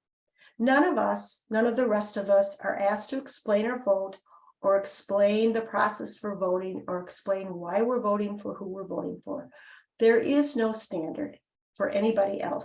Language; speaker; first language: English; native; English